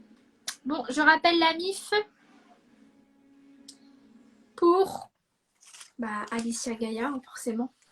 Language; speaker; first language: French; native; French